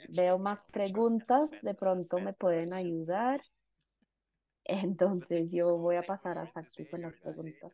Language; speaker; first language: Spanish; non-native, fluent; Indonesian